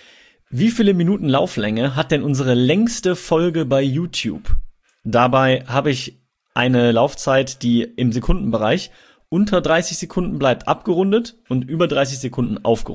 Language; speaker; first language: German; native; German